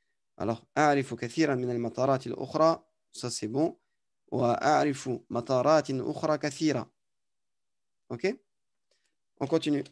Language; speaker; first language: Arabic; non-native, fluent; French